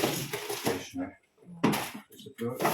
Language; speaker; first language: English; non-native, learner; German